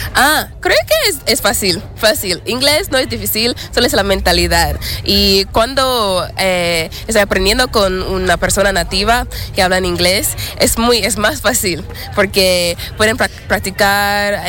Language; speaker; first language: Spanish; non-native, learner; English